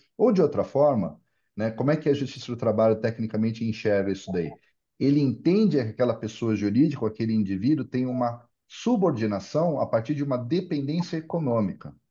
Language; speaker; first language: Portuguese; native; Portuguese